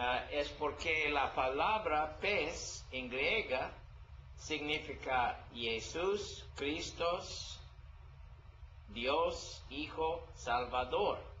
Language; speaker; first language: Spanish; non-native, learner; English